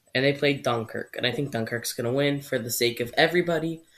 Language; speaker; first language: English; native; English